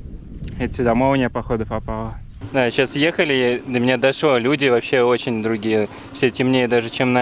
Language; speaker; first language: Russian; native; Russian